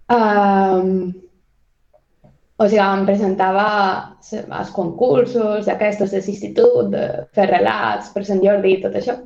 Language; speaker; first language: Catalan; non-native, local second language; Spanish